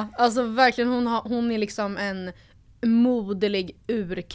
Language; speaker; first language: Swedish; native; Swedish